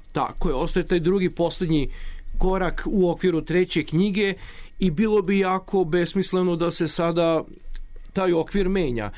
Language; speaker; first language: Serbian; native; Serbian